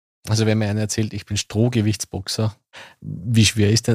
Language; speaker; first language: German; native; German